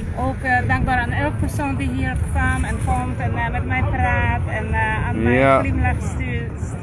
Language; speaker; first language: Dutch; non-native, fluent; Polish